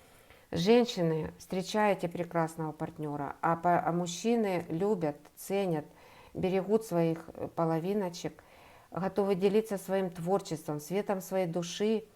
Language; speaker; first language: Russian; native; Russian